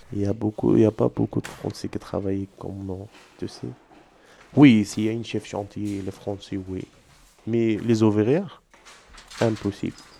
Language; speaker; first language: French; non-native, learner; Arabic